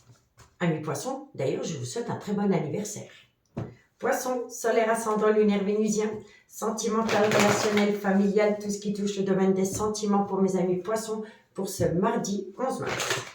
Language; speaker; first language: French; native; French